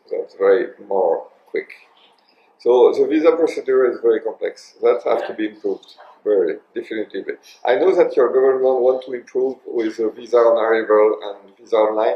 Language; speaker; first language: English; non-native, learner; French